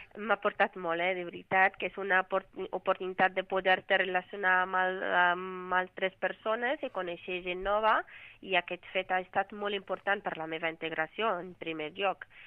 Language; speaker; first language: Catalan; non-native, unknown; Arabic